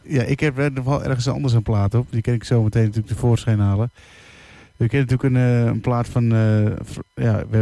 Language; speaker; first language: Dutch; native; Dutch